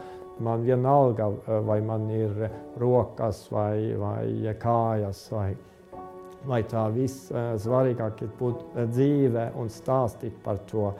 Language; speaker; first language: Latvian; non-native, fluent; Estonian